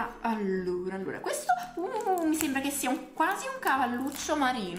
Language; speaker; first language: Italian; native; Italian